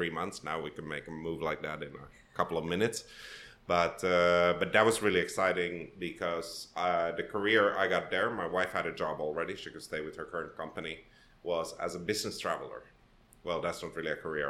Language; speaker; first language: English; non-native, fluent; Swedish